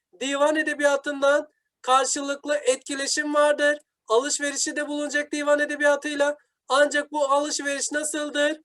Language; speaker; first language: Turkish; native; Turkish